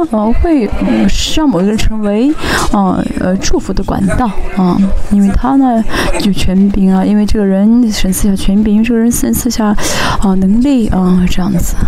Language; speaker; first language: Chinese; non-native, fluent; Korean